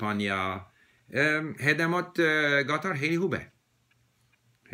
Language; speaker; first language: Persian; non-native, learner; English